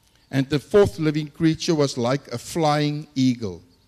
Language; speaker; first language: English; non-native, local second language; Afrikaans